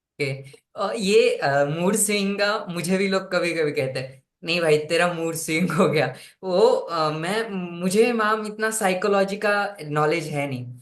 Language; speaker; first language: Hindi; non-native, local second language; Marathi